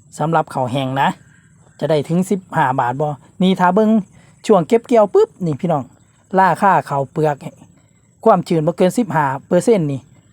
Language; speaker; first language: Thai; native; Thai